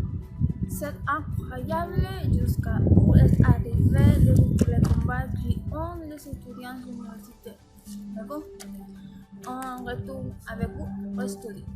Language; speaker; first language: French; non-native, learner; Spanish